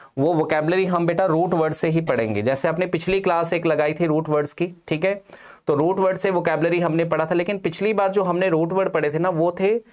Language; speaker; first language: Hindi; non-native, local second language; Punjabi